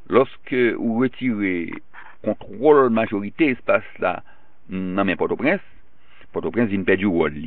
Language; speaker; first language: French; non-native, local second language; Haitian Creole